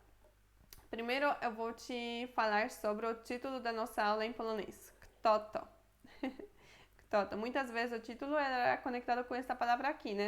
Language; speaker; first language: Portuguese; non-native, fluent; Polish